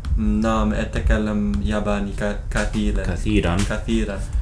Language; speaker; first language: Arabic; non-native, learner; English